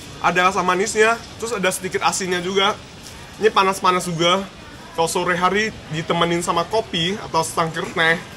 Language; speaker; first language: Indonesian; native; Indonesian